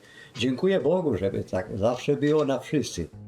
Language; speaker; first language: Polish; early bilingual, heritage; Polish